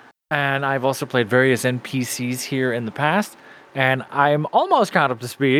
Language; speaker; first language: English; native; English